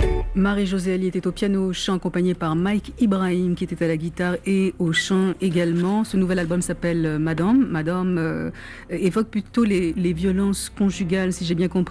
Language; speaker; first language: French; native; French